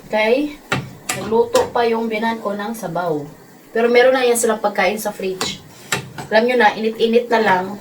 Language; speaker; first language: Filipino; non-native, local second language; Cebuano